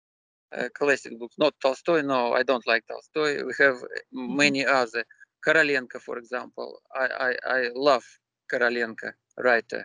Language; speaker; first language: English; non-native, learner; Russian